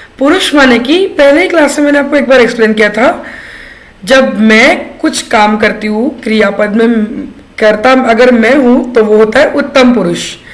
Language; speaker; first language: Hindi; non-native, local second language; Marathi